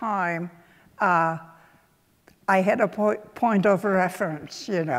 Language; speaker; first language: English; early bilingual, other home language; Polish